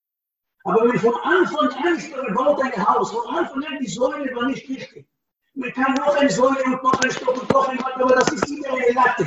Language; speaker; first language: German; non-native, learner; Hebrew